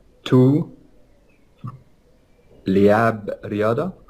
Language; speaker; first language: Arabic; non-native, learner; English